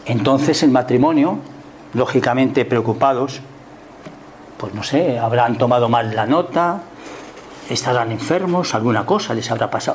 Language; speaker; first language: Spanish; native; Spanish